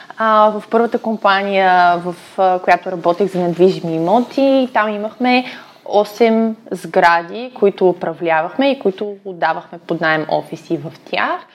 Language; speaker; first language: Bulgarian; native; Bulgarian